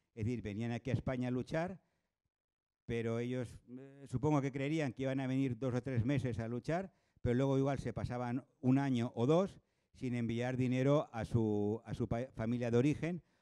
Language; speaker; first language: Spanish; non-native, local second language; Catalan